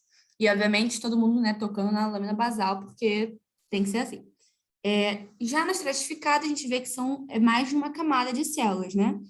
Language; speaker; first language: Portuguese; native; Portuguese